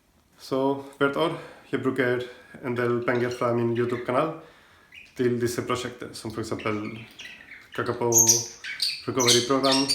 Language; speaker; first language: Norwegian; non-native, learner; Spanish